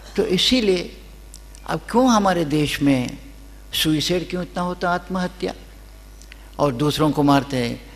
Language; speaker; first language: Hindi; non-native, local second language; Kannada